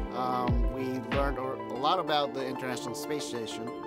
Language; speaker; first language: English; non-native, fluent; Japanese